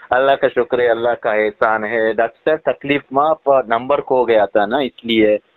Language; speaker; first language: Urdu; non-native, local second language; Baluchi